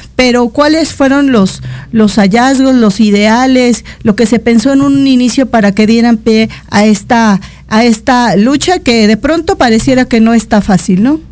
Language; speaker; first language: Spanish; native; Spanish